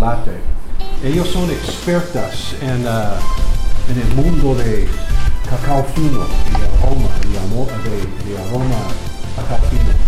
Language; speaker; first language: Spanish; non-native, learner; English